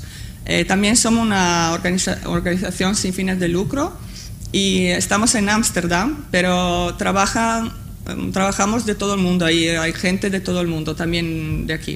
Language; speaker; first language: Spanish; non-native, fluent; Italian